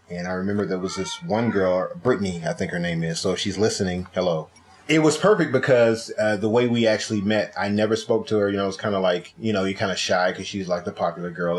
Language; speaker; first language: English; native; English